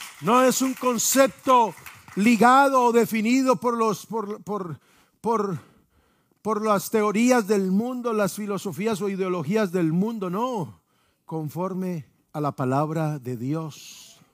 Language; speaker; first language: Spanish; native; Spanish